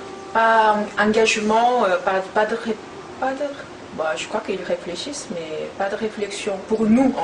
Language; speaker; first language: French; non-native, fluent; Korean